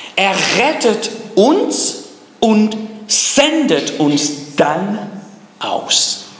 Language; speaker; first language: German; non-native, fluent; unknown